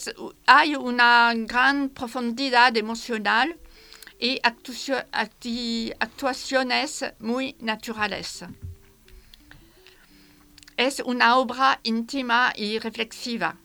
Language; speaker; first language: Spanish; non-native, fluent; French